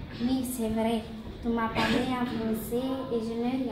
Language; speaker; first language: French; non-native, learner; Romanian